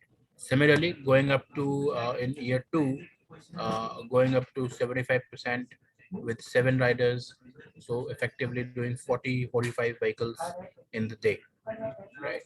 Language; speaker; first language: English; non-native, local second language; Hindi